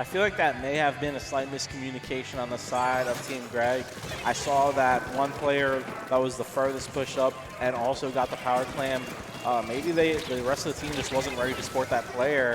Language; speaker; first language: English; native; English